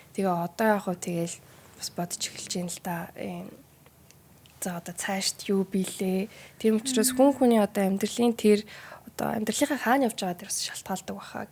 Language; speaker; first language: Mongolian; early bilingual, heritage; Mongolian